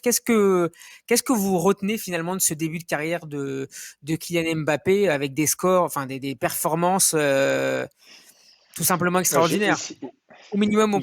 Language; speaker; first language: French; native; French